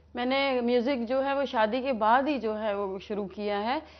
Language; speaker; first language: Urdu; non-native, local second language; Kashmiri